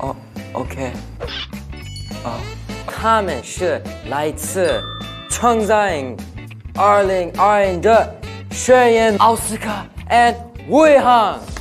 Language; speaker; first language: Chinese; non-native, learner; English